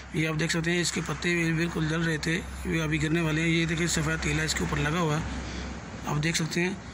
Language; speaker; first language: Hindi; non-native, local second language; Punjabi